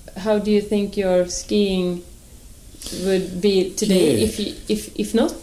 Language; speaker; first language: English; non-native, fluent; Swedish